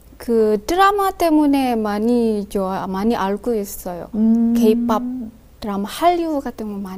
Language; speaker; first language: Korean; non-native, learner; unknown